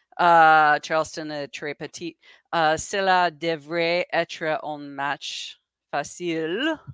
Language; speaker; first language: French; non-native, learner; English